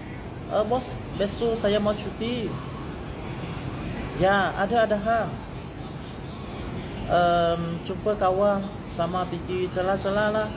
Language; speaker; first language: Indonesian; non-native, learner; Burmese